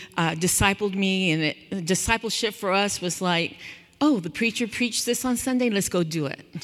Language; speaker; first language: English; native; English